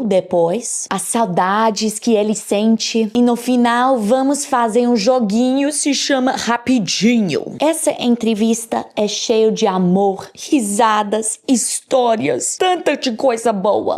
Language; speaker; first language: Portuguese; non-native, learner; English